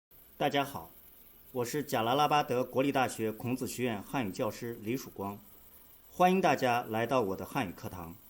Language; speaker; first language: Chinese; native; Chinese